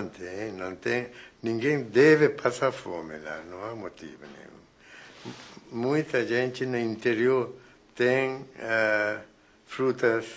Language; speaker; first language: Portuguese; non-native, fluent; Sinhala